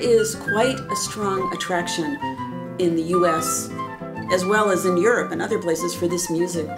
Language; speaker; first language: English; native; English